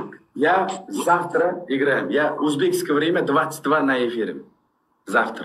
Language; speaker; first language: Russian; non-native, learner; Uzbek